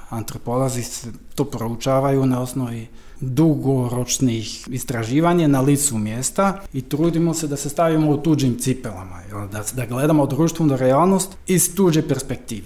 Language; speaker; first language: Croatian; non-native, fluent; Dutch